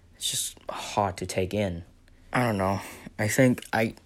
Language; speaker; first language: English; non-native, fluent; Vietnamese